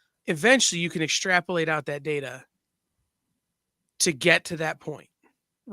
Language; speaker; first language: English; native; English